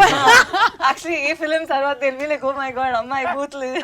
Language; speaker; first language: Telugu; non-native, local second language; Tamil